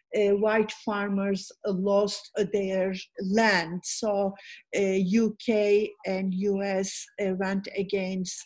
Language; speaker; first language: English; non-native, fluent; Turkish